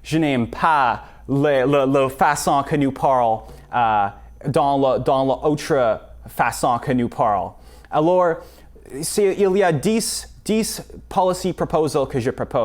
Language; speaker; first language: French; non-native, local second language; English